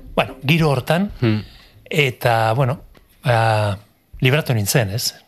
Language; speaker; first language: Basque; non-native, local second language; Spanish